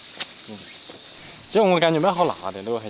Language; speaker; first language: Chinese; native; Chinese